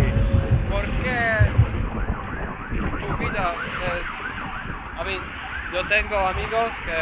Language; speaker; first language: Spanish; non-native, learner; Polish